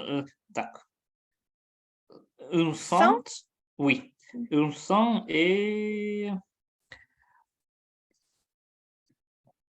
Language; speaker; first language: French; non-native, learner; Russian